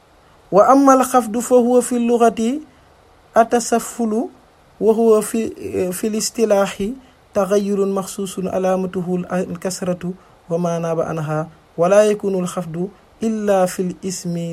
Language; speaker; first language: Arabic; non-native, fluent; Wolof